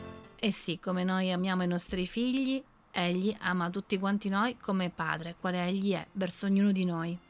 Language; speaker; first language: Italian; native; Italian